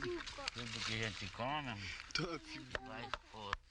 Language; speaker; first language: Portuguese; non-native, local second language; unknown